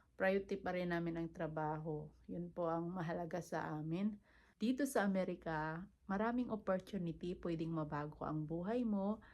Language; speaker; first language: Filipino; non-native, local second language; Cebuano